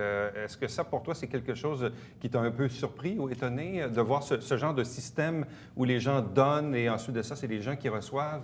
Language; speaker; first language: French; native; French